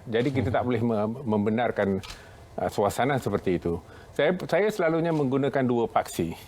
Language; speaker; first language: Malay; non-native, local second language; Tamil